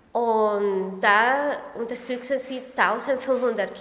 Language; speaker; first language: German; non-native, fluent; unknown